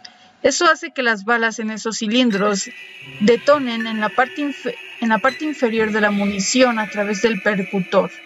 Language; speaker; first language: Spanish; native; Spanish